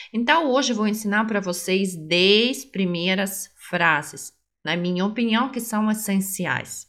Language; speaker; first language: Portuguese; non-native, fluent; Russian